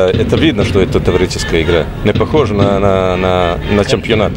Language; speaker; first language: Russian; non-native, learner; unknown